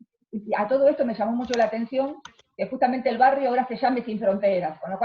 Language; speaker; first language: Spanish; native; Spanish